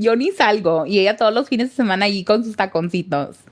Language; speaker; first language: Spanish; early bilingual, heritage; Spanish